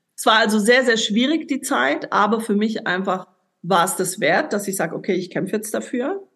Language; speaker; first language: German; native; German